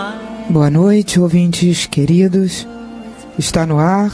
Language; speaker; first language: Portuguese; native; Portuguese